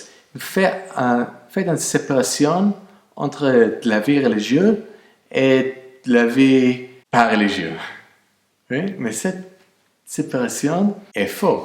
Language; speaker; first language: French; non-native, fluent; English